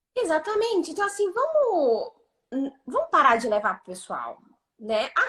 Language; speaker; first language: Portuguese; native; Portuguese